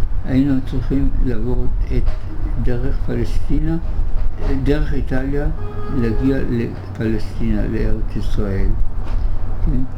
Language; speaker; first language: Hebrew; early bilingual, other home language; German